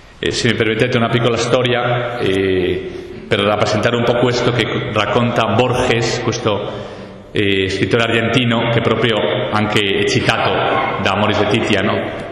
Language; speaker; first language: Italian; non-native, fluent; Spanish